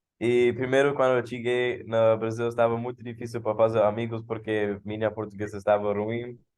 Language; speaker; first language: Portuguese; non-native, learner; English